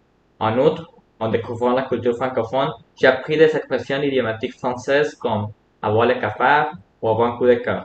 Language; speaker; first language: French; non-native, fluent; Spanish